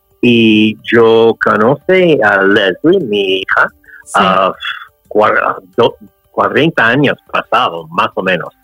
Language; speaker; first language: Spanish; non-native, learner; English